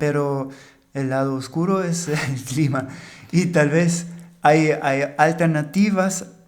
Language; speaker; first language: Spanish; non-native, fluent; German